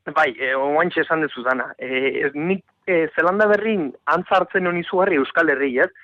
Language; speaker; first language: Basque; native; Basque